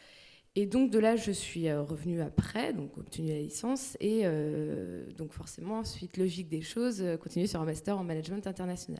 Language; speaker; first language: French; native; French